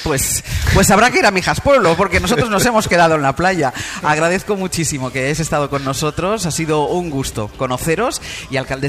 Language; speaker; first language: Spanish; native; Spanish